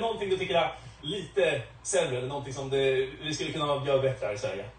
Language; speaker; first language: Swedish; native; Swedish